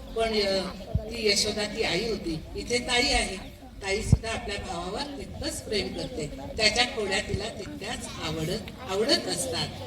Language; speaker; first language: Marathi; non-native, local second language; Marwari